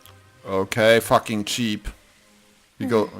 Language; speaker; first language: English; non-native, learner; German